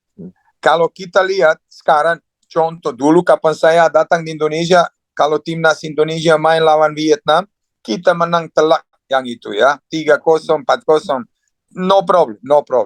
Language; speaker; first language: Indonesian; non-native, fluent; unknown